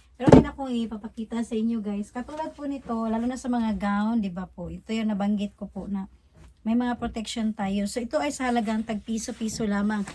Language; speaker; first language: Filipino; native; Filipino